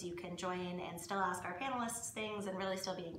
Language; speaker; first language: English; native; English